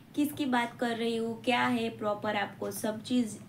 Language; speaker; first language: Hindi; non-native, local second language; Gujarati